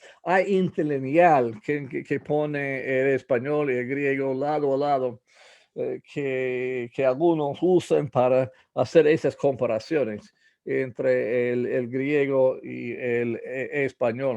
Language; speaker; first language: Spanish; non-native, fluent; English